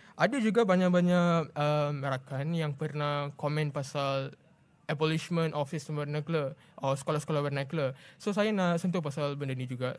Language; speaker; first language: Malay; non-native, local second language; Tamil